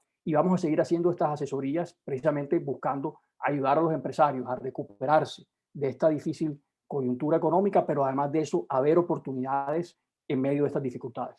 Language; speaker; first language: Spanish; native; Spanish